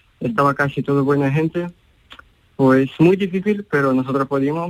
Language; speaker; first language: Spanish; non-native, learner; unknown